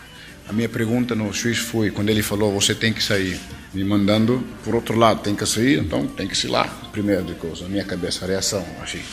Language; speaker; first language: Portuguese; non-native, fluent; Dutch